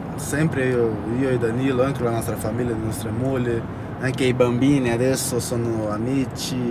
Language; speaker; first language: Italian; non-native, fluent; Portuguese